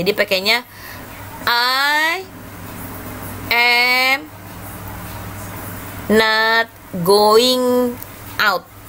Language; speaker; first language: English; non-native, learner; Indonesian